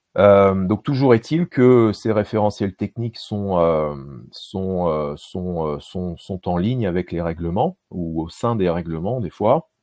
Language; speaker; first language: French; native; French